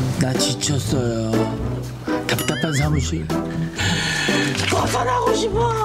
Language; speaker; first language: Korean; native; Korean